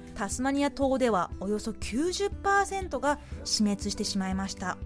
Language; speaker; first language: Japanese; native; Japanese